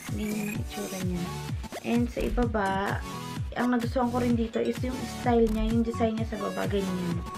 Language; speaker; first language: Filipino; native; Filipino